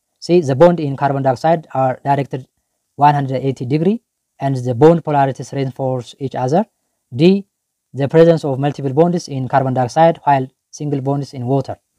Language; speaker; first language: English; non-native, local second language; Amharic